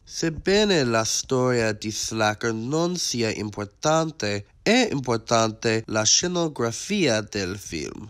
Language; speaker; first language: Italian; non-native, learner; English